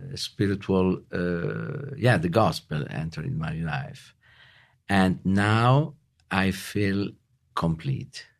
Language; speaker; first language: English; non-native, learner; Italian